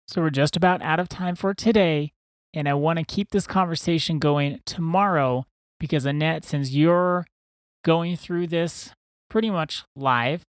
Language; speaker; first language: English; native; English